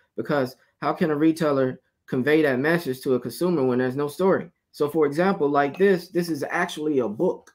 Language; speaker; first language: English; native; English